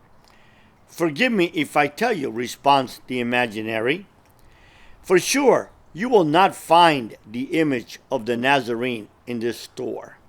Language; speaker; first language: English; early bilingual, other home language; Spanish